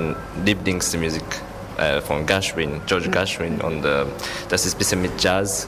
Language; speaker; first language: German; non-native, learner; Japanese